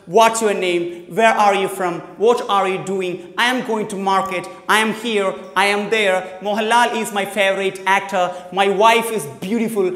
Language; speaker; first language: English; non-native, local second language; Malayalam